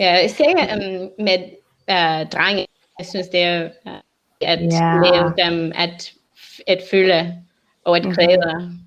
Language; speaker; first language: Danish; non-native, learner; English